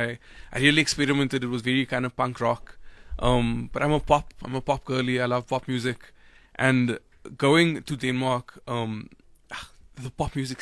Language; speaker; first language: English; native; English